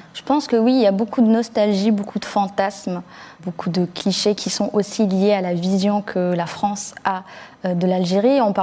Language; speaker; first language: French; early bilingual, other home language; Arabic